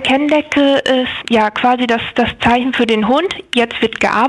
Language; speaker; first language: German; native; German